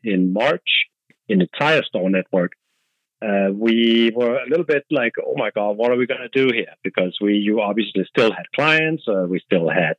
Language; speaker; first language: English; non-native, fluent; Danish